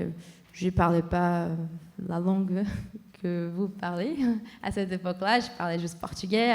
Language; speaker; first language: French; non-native, fluent; Portuguese